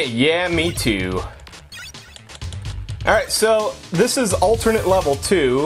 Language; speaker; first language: English; native; English